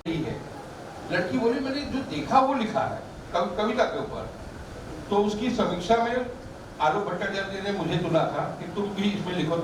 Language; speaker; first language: Hindi; non-native, local second language; Marathi